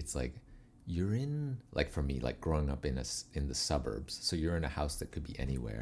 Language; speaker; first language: English; native; English